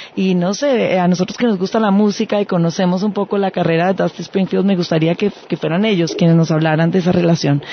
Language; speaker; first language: Spanish; native; Spanish